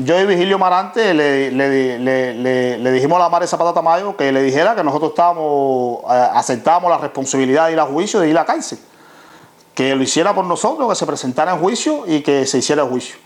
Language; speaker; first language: Spanish; native; Spanish